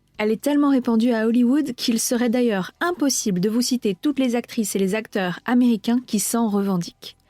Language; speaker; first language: French; native; French